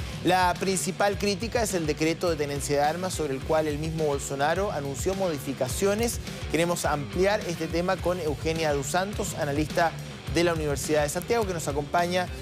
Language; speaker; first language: Spanish; native; Spanish